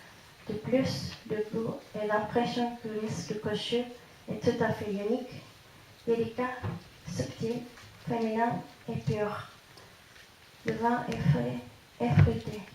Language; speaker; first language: French; non-native, fluent; Japanese